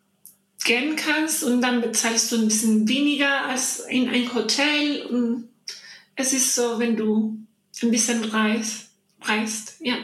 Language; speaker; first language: German; non-native, learner; Spanish